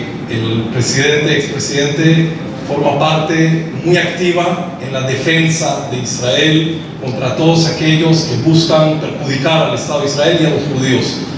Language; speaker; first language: Spanish; early bilingual, heritage; Spanish